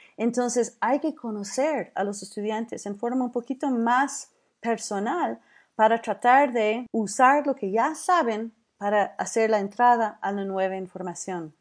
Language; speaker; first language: Spanish; non-native, fluent; English